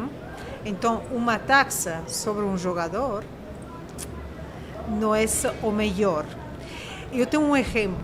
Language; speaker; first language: Portuguese; non-native, fluent; Italian